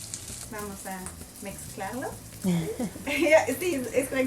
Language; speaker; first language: Spanish; non-native, learner; English